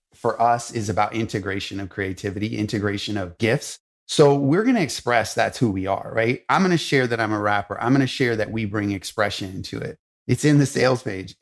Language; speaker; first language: English; native; English